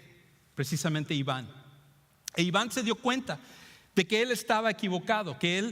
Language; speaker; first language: Spanish; native; Spanish